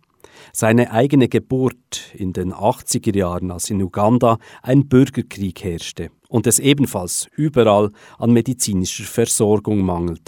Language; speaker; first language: German; native; German